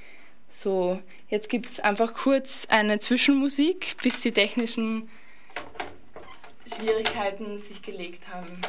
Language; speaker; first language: German; native; German